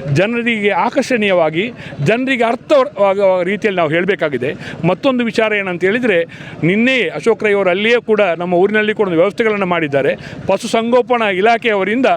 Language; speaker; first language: Kannada; non-native, local second language; Tulu